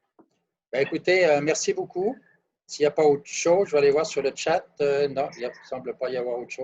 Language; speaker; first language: French; native; French